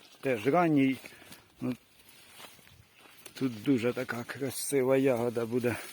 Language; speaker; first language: Ukrainian; native; Ukrainian